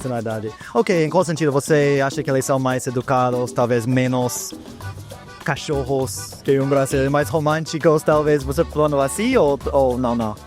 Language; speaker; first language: Portuguese; non-native, learner; English